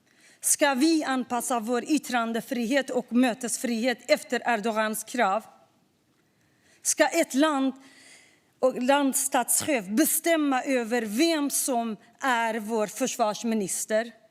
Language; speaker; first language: Swedish; non-native, fluent; Kurdish